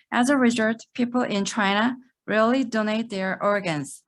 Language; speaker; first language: English; non-native, fluent; Korean